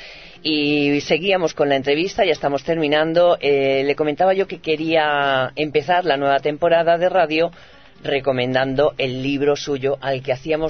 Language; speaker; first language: Spanish; native; Spanish